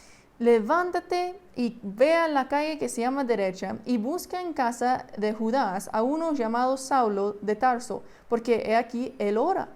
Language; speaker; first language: Spanish; non-native, fluent; English